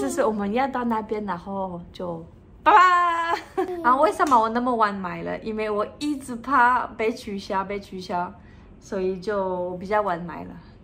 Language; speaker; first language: Chinese; non-native, fluent; French